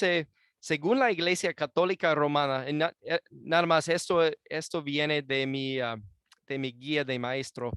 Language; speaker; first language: Spanish; non-native, fluent; English